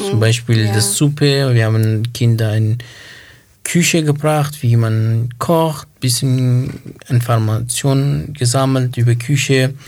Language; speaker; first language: German; non-native, learner; Kurdish